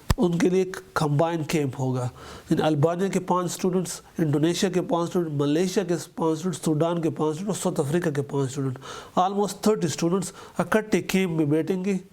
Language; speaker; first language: Urdu; non-native, local second language; Pashto